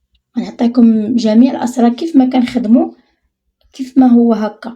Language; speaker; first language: Arabic; native; Arabic